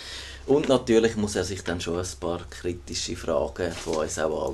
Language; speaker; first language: German; native; German